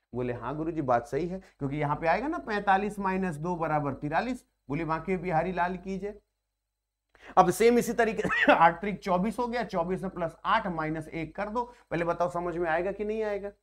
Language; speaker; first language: Hindi; native; Hindi